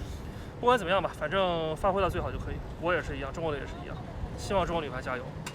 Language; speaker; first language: Chinese; native; Chinese